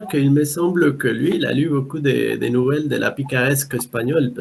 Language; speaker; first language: French; non-native, fluent; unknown